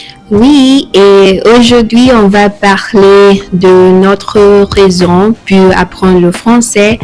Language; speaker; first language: French; non-native, learner; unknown